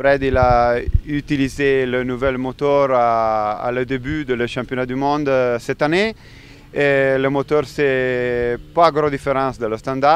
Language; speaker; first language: French; non-native, learner; Italian